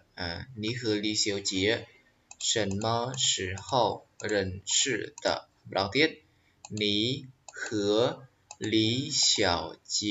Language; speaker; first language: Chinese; non-native, fluent; Khmer